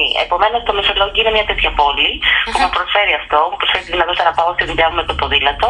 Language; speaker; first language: Greek; native; Greek